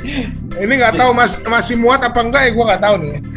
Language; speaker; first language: Indonesian; native; Indonesian